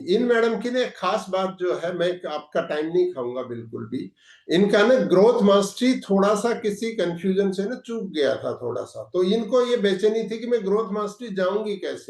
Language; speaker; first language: Hindi; native; Hindi